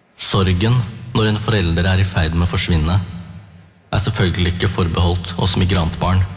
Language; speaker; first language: Norwegian; early bilingual, other home language; Tamil